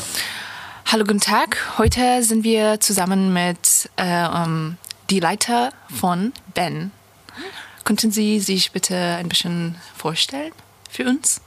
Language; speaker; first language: German; non-native, fluent; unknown